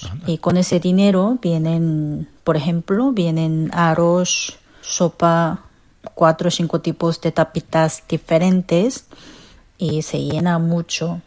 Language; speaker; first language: Spanish; non-native, fluent; Korean